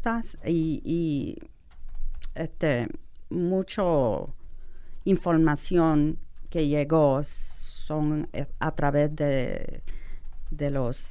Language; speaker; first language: Spanish; non-native, fluent; English